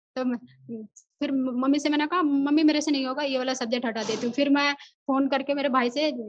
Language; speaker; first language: Hindi; non-native, local second language; Odia